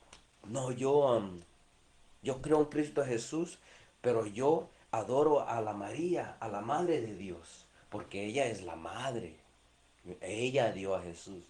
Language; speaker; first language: Spanish; early bilingual, heritage; Spanish